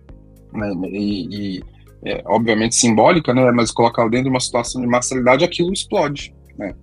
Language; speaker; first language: Portuguese; native; Portuguese